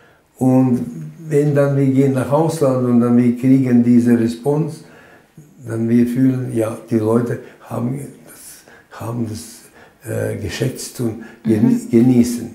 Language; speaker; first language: German; non-native, fluent; Latvian